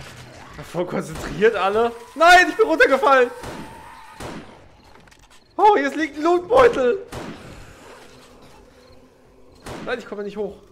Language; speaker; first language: German; native; German